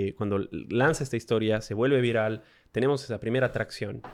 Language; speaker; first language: Spanish; native; Spanish